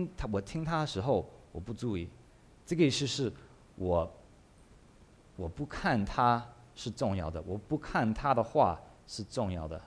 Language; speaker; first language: Chinese; early bilingual, heritage; English